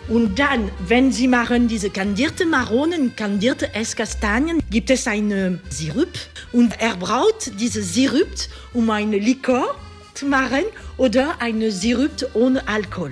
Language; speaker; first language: German; non-native, learner; French